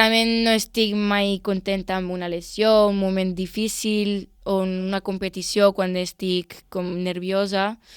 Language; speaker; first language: Catalan; non-native, local second language; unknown